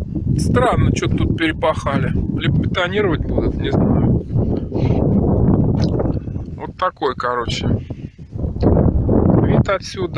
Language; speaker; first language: Russian; native; Russian